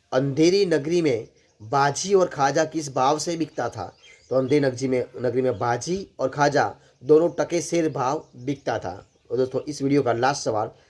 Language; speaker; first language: Hindi; non-native, local second language; Gujarati